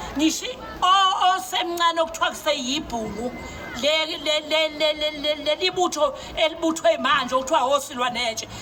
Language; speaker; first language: Zulu; native; Zulu